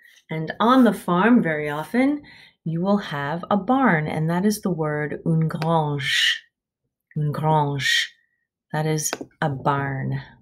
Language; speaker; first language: English; native; English